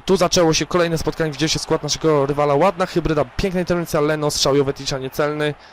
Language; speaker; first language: Polish; native; Polish